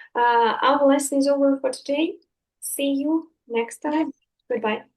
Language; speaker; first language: English; non-native, fluent; Russian